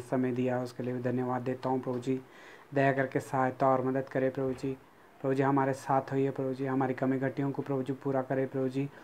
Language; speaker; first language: Hindi; non-native, local second language; Telugu